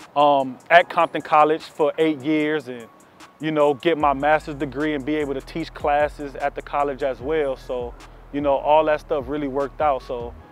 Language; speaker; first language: English; native; English